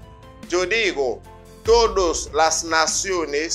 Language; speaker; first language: Spanish; non-native, fluent; Haitian Creole